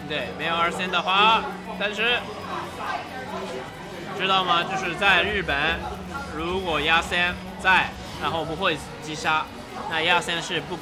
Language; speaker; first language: Chinese; non-native, fluent; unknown